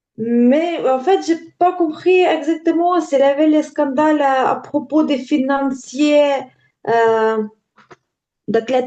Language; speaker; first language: French; non-native, learner; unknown